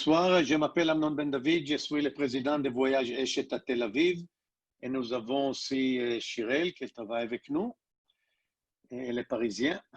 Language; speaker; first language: French; non-native, learner; Hebrew